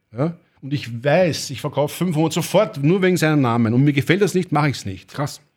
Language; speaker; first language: German; native; German